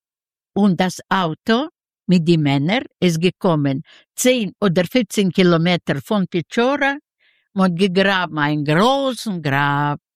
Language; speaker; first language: German; non-native, learner; Yiddish